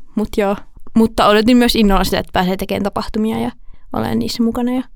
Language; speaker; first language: Finnish; native; Finnish